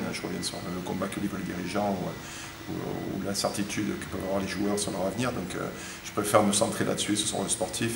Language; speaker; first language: French; native; French